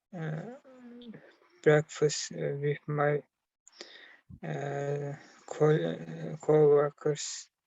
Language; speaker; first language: English; non-native, learner; Turkish